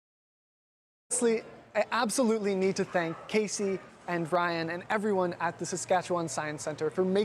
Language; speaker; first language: English; native; English